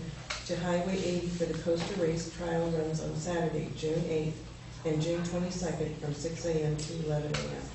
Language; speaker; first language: English; native; English